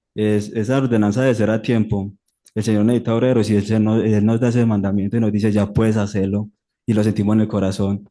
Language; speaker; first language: Spanish; native; Spanish